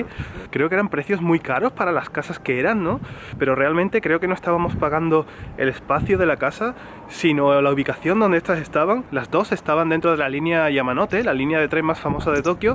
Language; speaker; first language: Spanish; native; Spanish